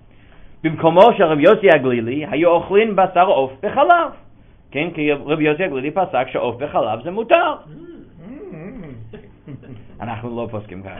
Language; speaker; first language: Hebrew; non-native, fluent; English